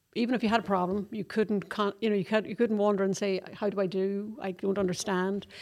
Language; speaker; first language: English; native; English